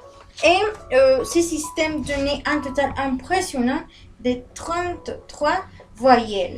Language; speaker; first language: French; non-native, learner; Spanish